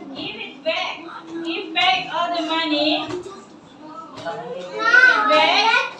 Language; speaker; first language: English; non-native, learner; Indonesian